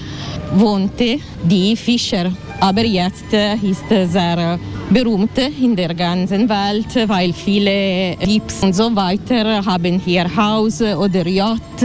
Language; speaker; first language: German; non-native, learner; Italian